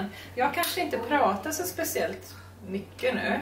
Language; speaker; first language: Swedish; native; Swedish